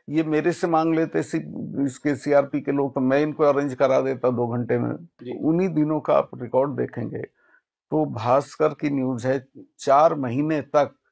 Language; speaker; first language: Hindi; native; Hindi